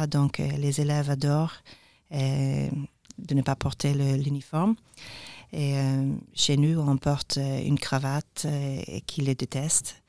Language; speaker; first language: French; non-native, learner; English